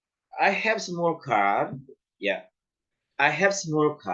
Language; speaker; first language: English; non-native, fluent; Indonesian